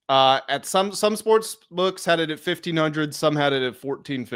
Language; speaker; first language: English; native; English